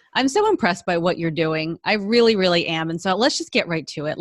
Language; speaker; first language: English; native; English